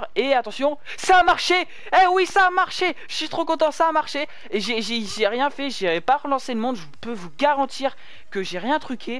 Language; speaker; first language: French; native; French